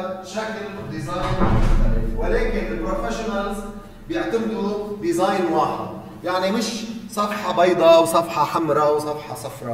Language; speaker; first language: Arabic; native; Arabic